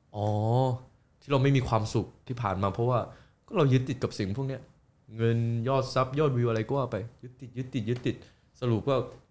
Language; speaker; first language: Thai; early bilingual, other home language; Korean